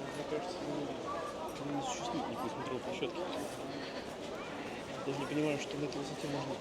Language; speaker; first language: Russian; native; Russian